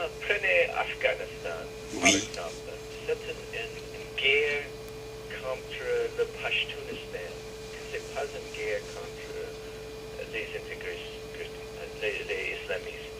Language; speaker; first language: French; non-native, fluent; English